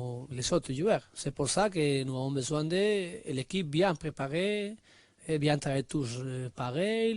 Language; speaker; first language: French; non-native, learner; Spanish